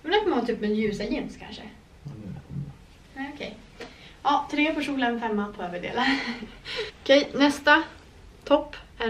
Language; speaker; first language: Swedish; native; Swedish